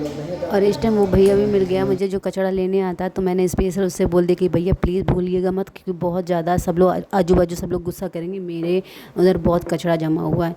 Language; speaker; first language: Hindi; native; Hindi